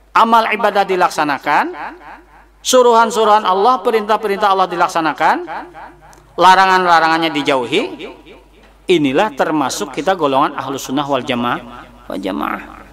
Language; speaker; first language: Indonesian; non-native, local second language; Banjar